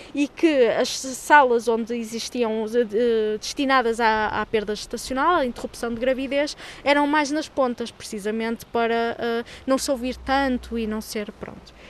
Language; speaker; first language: Portuguese; native; Portuguese